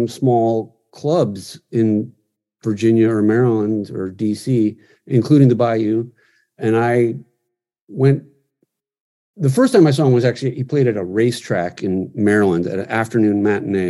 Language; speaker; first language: English; native; English